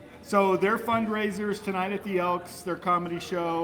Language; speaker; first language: English; native; English